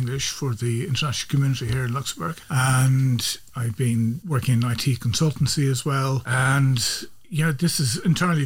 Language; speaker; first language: English; native; English